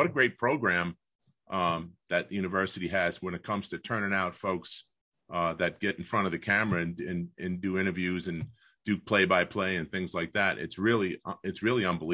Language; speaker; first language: English; native; English